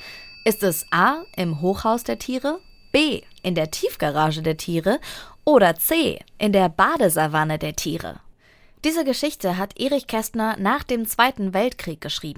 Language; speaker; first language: German; native; German